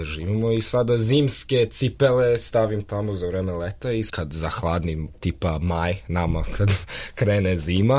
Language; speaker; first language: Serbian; early bilingual, heritage; Serbian